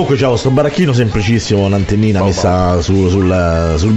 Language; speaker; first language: Italian; native; Italian